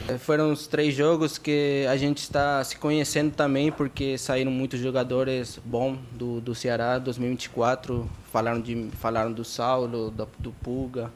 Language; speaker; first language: Portuguese; non-native, fluent; Spanish